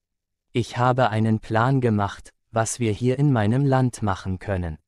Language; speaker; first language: German; non-native, fluent; Arabic